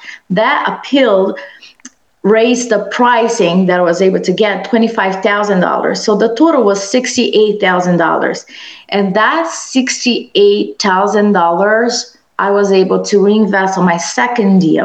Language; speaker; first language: English; non-native, fluent; Portuguese